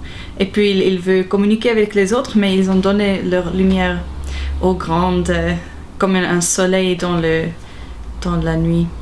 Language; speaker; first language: French; non-native, local second language; German